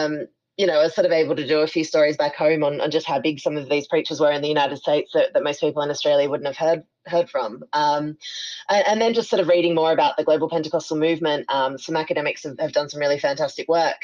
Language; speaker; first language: English; native; English